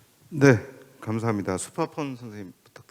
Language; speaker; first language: Korean; native; Korean